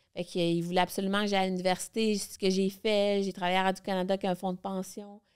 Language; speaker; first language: French; native; French